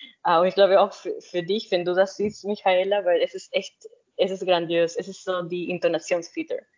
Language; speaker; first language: German; non-native, fluent; Spanish